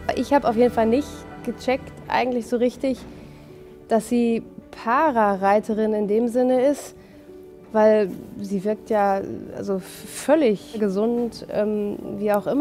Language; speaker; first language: German; native; German